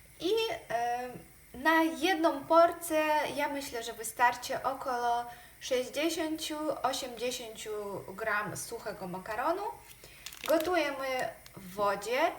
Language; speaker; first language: Polish; non-native, fluent; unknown